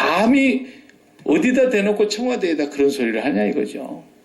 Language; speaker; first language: Korean; native; Korean